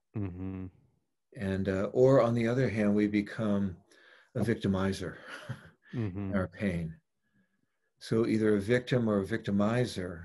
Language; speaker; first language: English; native; English